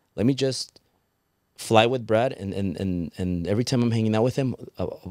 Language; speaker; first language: English; early bilingual, other home language; Spanish